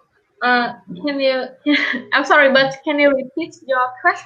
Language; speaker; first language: English; non-native, learner; Vietnamese